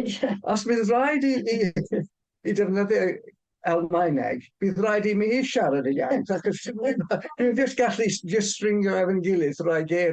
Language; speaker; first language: Welsh; non-native, fluent; English